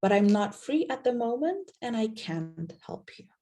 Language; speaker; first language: English; non-native, fluent; Slovenian